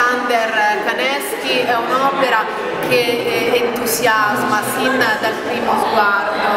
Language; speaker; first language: Italian; native; Italian